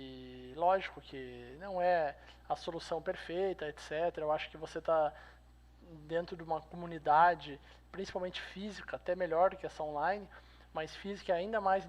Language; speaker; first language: Portuguese; native; Portuguese